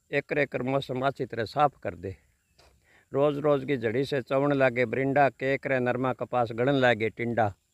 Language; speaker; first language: Hindi; native; Hindi